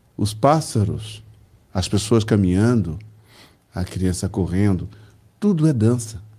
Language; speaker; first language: Portuguese; native; Portuguese